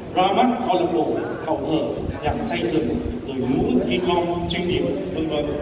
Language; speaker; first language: Vietnamese; non-native, fluent; Chinese